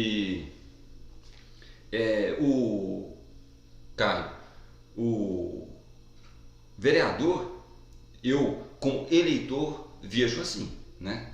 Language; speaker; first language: Portuguese; native; Portuguese